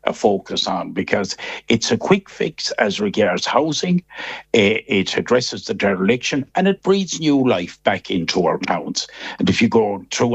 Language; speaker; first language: English; native; English